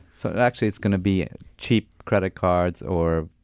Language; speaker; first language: English; non-native, fluent; Armenian